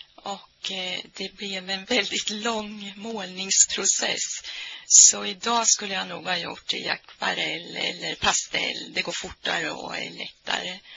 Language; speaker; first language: Swedish; native; Swedish